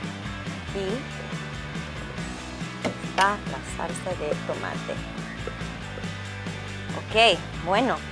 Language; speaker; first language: Spanish; early bilingual, heritage; English